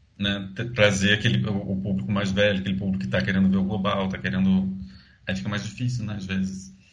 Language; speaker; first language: Portuguese; native; Portuguese